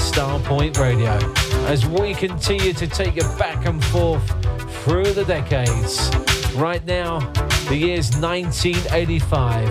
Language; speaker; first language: English; native; English